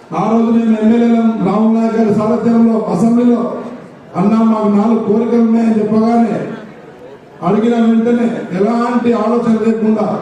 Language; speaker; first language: Telugu; non-native, local second language; Lambadi